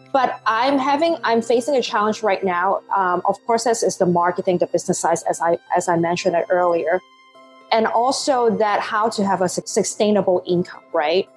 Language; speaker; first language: English; non-native, local second language; Cantonese